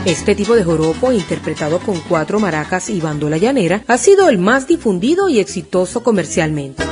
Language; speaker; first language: Spanish; native; Spanish